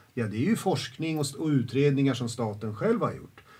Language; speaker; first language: Swedish; native; Swedish